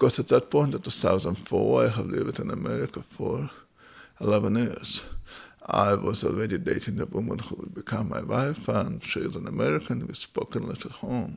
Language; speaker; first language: English; non-native, fluent; Ukrainian